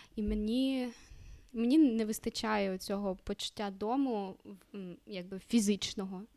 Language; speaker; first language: Ukrainian; non-native, local second language; Russian